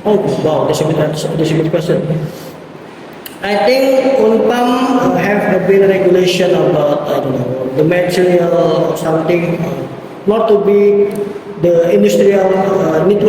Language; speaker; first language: English; non-native, learner; Indonesian